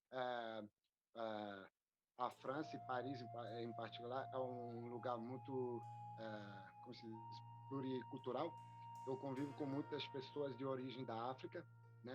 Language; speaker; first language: Portuguese; non-native, fluent; French